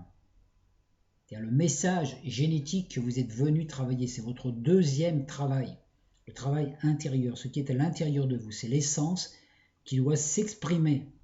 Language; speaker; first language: French; native; French